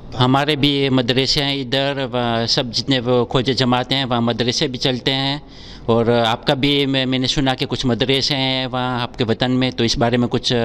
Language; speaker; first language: Urdu; non-native, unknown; Gujarati